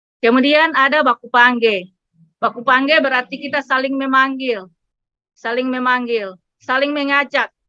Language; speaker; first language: Indonesian; native; Indonesian